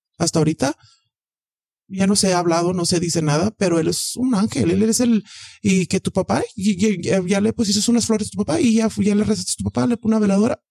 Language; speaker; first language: Spanish; early bilingual, heritage; Spanish